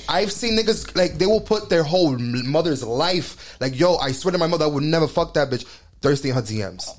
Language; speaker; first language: English; native; English